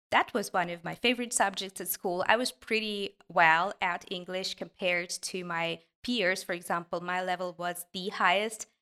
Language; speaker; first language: English; non-native, fluent; Ukrainian